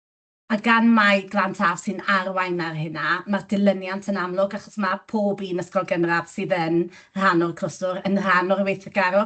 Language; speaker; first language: Welsh; native; Welsh